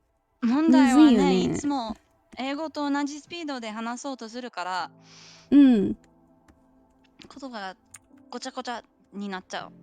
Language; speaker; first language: Japanese; non-native, learner; English